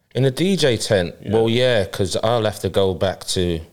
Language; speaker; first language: English; native; English